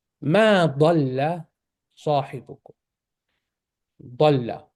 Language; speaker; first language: Arabic; non-native, fluent; English